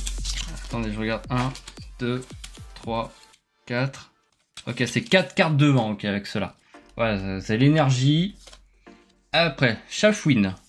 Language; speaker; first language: French; native; French